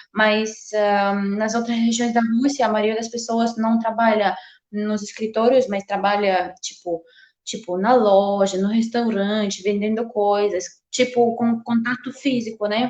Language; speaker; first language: Portuguese; non-native, fluent; Russian